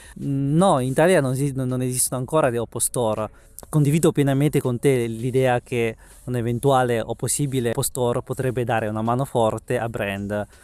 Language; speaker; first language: Italian; early bilingual, other home language; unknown